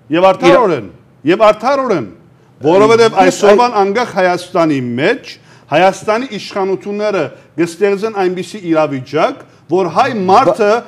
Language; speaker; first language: Armenian; early bilingual, heritage; Armenian